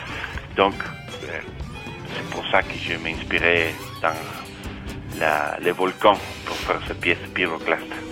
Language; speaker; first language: French; non-native, fluent; Spanish